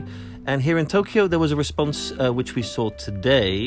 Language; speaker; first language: English; native; English